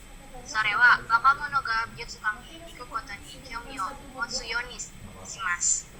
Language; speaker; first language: Japanese; non-native, learner; Indonesian